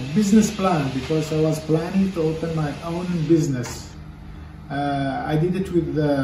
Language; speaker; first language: English; non-native, fluent; French